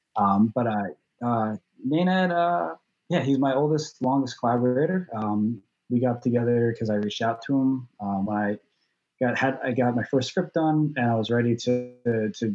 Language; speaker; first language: English; native; English